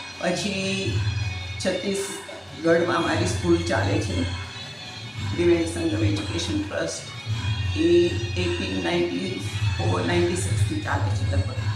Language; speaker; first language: Gujarati; early bilingual, heritage; Gujarati